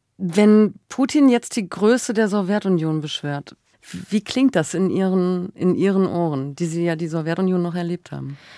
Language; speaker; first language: German; native; German